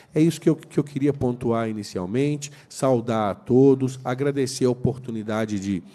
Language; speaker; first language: Portuguese; native; Portuguese